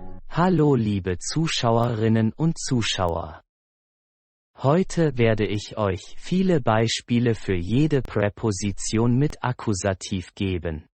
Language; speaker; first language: German; non-native, fluent; Persian